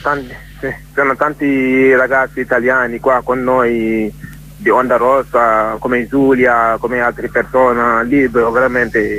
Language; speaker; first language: Italian; non-native, fluent; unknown